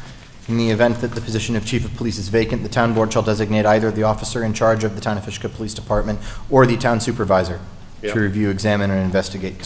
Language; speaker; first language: English; native; English